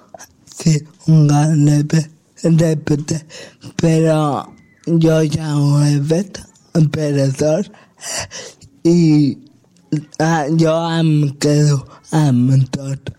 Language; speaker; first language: Catalan; non-native, local second language; Spanish